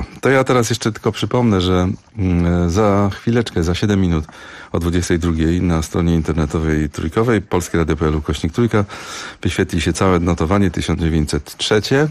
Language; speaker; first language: Polish; native; Polish